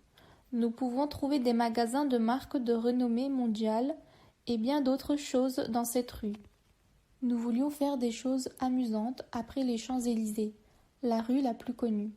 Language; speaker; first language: French; non-native, learner; Turkish